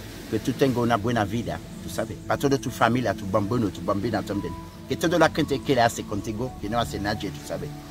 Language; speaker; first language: Spanish; non-native, learner; French